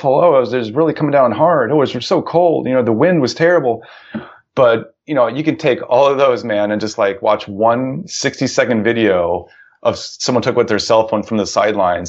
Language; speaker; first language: English; native; English